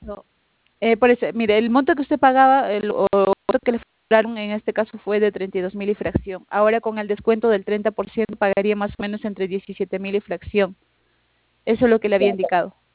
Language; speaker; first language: Spanish; native; Spanish